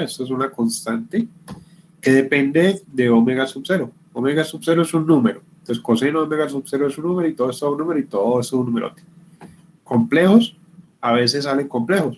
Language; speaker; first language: Spanish; native; Spanish